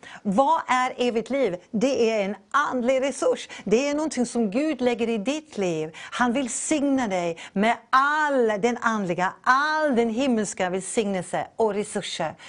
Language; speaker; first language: Swedish; non-native, fluent; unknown